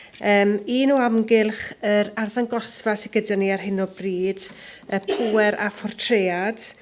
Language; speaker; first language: Welsh; native; Welsh